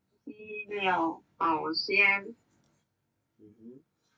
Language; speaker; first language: Chinese; non-native, learner; Indonesian